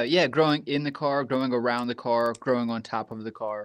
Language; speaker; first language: English; native; English